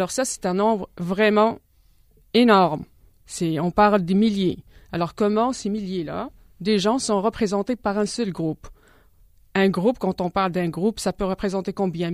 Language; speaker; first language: French; non-native, local second language; Arabic